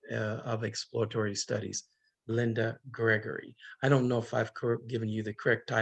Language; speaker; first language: English; native; English